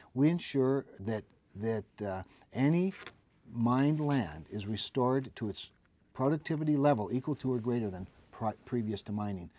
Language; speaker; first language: English; native; English